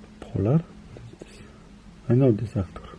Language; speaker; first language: English; non-native, learner; Korean